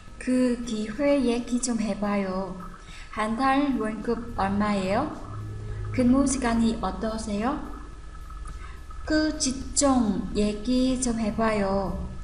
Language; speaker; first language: Korean; non-native, fluent; Vietnamese